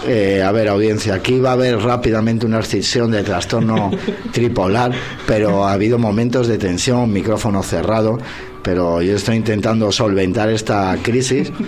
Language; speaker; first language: Spanish; native; Spanish